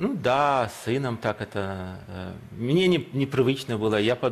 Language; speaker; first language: Russian; early bilingual, heritage; Russian